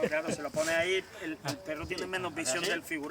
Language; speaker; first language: Spanish; native; Spanish